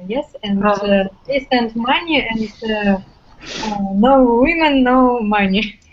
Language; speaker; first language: English; non-native, learner; Russian